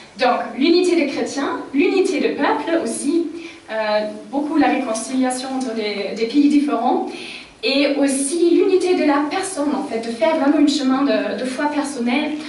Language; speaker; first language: French; non-native, fluent; German